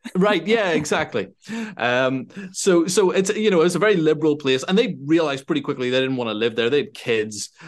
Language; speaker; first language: English; native; English